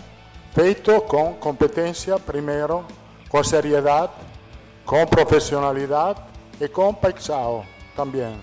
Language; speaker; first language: Portuguese; non-native, fluent; Italian